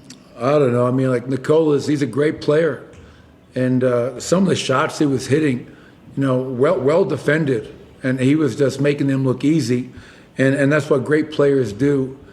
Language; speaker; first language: English; native; English